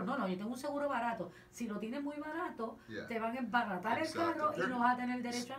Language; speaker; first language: Spanish; native; Spanish